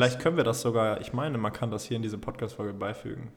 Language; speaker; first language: German; native; German